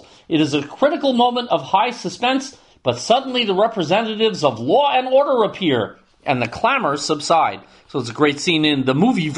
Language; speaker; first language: English; native; English